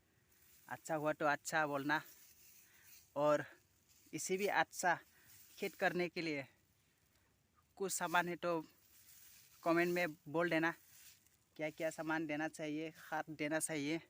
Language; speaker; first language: Hindi; non-native, local second language; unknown